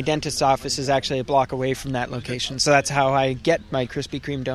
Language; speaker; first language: English; native; English